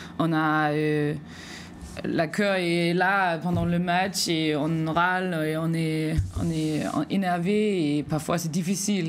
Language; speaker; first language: French; non-native, fluent; Danish